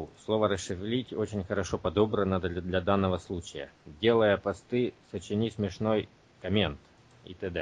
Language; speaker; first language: Russian; native; Russian